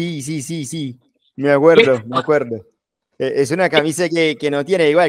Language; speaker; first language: Spanish; non-native, learner; Portuguese